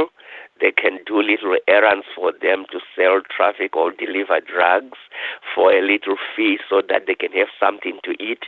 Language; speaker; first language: English; non-native, local second language; Shona